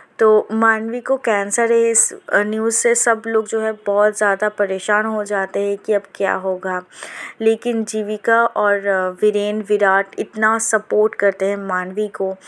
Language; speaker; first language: Hindi; non-native, local second language; Bangla